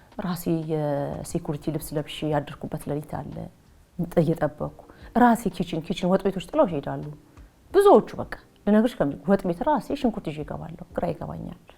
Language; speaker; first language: Amharic; native; Amharic